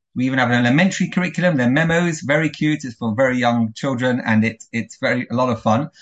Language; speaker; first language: English; native; English